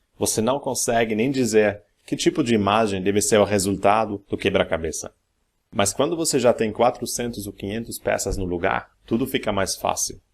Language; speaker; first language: Portuguese; non-native, fluent; German